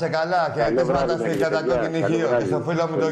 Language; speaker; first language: Greek; native; Greek